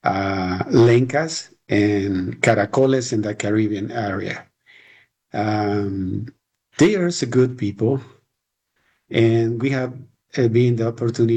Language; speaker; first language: English; non-native, learner; Spanish